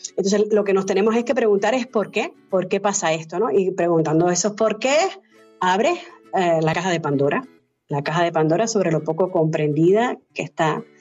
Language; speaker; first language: Spanish; native; Spanish